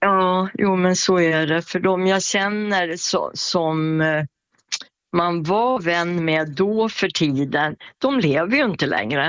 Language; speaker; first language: Swedish; native; Swedish